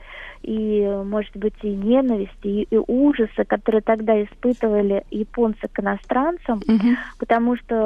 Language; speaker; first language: Russian; native; Russian